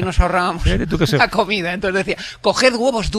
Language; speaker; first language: Spanish; native; Spanish